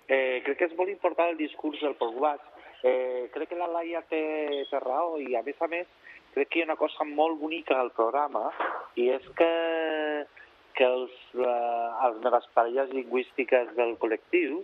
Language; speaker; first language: Catalan; non-native, learner; Spanish